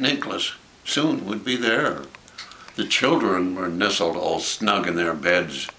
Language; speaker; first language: English; native; English